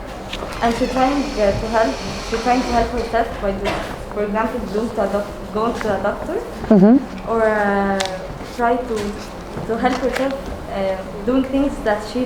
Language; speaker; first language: English; non-native, learner; Arabic